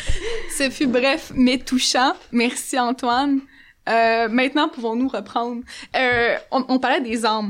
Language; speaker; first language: French; native; French